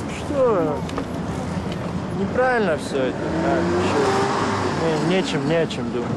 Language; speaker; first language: Russian; native; Russian